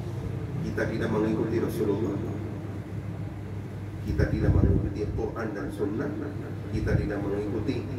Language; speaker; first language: Indonesian; non-native, fluent; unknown